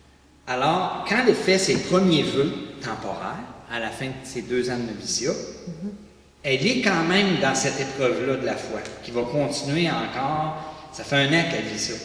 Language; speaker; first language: French; native; French